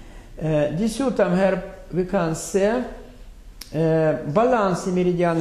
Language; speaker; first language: Swedish; non-native, fluent; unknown